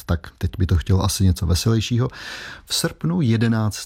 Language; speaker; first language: Czech; native; Czech